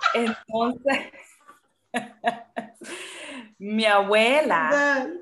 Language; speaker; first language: Spanish; native; Spanish